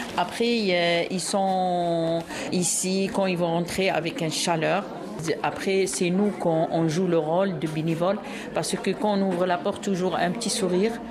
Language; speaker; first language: French; non-native, local second language; Arabic